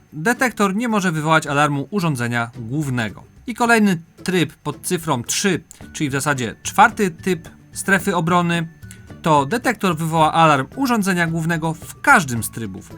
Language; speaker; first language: Polish; native; Polish